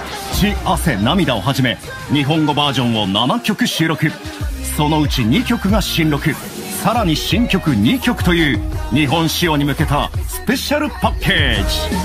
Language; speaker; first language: Japanese; native; Japanese